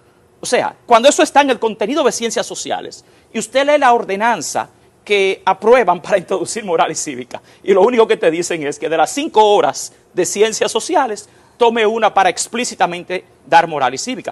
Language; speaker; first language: Spanish; native; Spanish